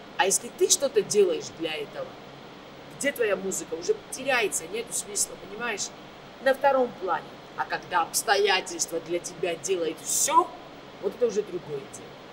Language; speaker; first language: Russian; non-native, fluent; Georgian